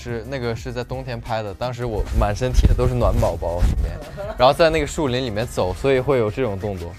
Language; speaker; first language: Chinese; early bilingual, heritage; English